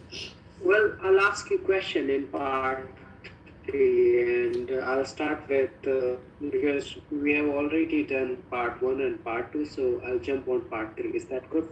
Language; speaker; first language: English; non-native, fluent; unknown